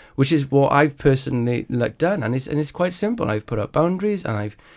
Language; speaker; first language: English; native; English